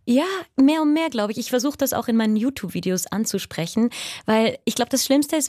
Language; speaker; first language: German; native; German